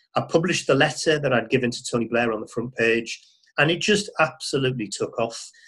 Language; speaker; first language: English; native; English